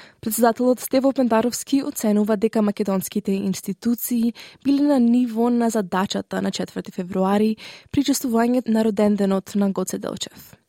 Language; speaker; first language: Macedonian; native; Macedonian